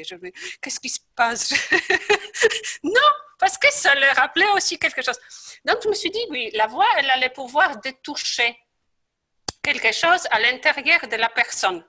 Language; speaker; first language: French; non-native, fluent; Polish